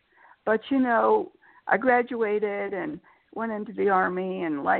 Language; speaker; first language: English; native; English